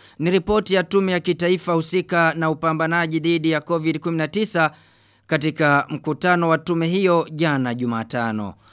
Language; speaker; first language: Swahili; non-native, local second language; Rundi